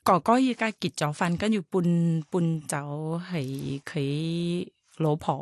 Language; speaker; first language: Cantonese; non-native, learner; Thai